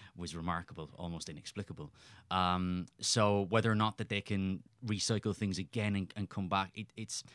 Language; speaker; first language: English; native; English